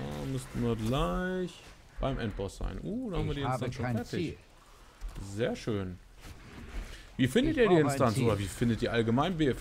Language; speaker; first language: German; native; German